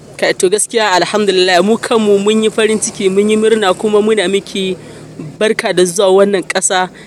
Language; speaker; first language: Hausa; native; Hausa